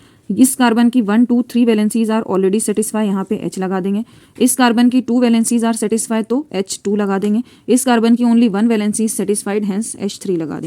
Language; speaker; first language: Hindi; native; Hindi